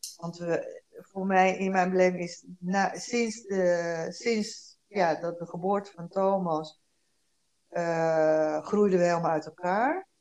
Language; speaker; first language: Dutch; early bilingual, other home language; Korean